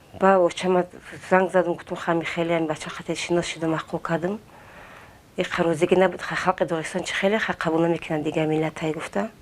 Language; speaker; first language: Tajik; non-native, fluent; Avaric